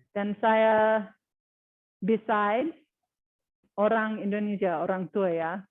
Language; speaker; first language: Indonesian; non-native, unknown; English